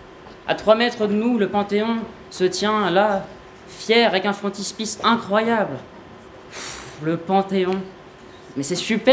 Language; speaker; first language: French; native; French